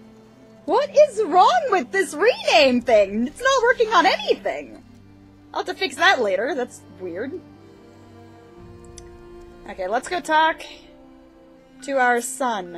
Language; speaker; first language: English; native; English